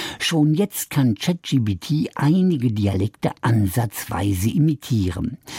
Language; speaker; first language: German; native; German